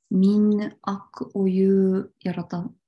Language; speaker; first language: Japanese; non-native, fluent; Tatar